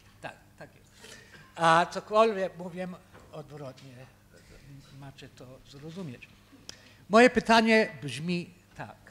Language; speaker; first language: Polish; early bilingual, heritage; Polish